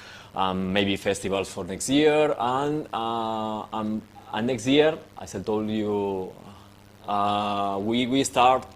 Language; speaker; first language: English; non-native, fluent; Spanish